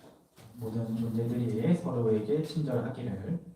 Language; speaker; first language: Korean; native; Korean